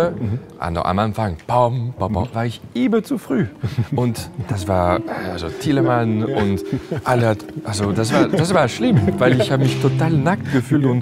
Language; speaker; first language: German; non-native, fluent; French